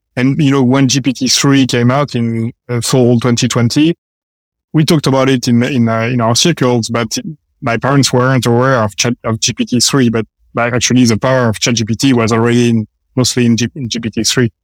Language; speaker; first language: English; non-native, fluent; French